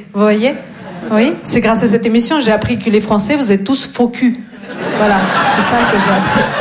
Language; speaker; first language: French; non-native, fluent; Russian